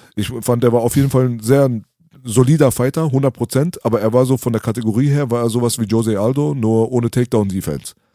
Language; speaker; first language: German; early bilingual, other home language; Persian